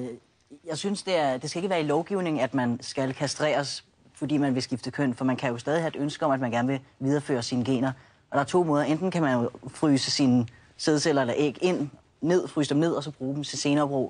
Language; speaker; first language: Danish; native; Danish